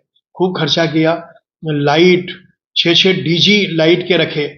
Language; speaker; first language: Hindi; native; Hindi